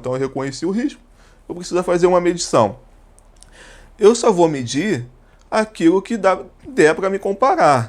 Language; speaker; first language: Portuguese; native; Portuguese